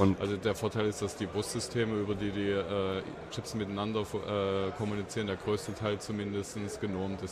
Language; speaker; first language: German; native; German